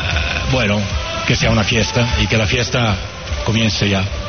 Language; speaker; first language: Spanish; non-native, fluent; Italian